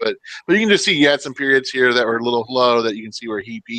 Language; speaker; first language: English; native; English